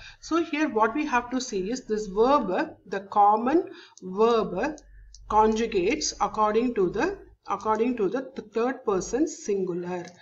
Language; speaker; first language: English; non-native, local second language; Tamil